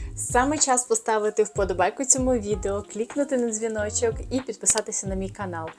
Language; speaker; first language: Ukrainian; native; Ukrainian